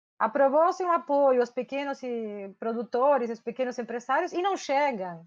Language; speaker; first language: Portuguese; non-native, fluent; Spanish